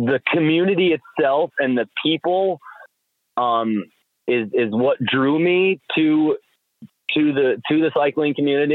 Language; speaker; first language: English; native; English